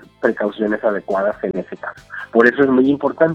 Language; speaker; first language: Spanish; native; Spanish